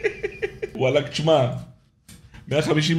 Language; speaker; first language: Hebrew; native; Hebrew